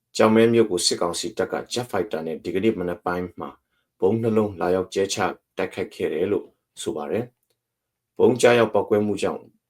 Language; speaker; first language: Burmese; non-native, local second language; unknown